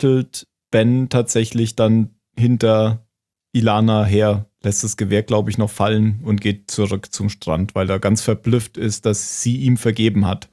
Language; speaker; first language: German; native; German